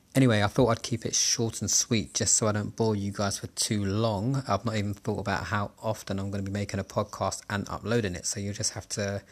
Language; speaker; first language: English; native; English